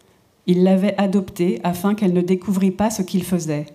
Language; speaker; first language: French; native; French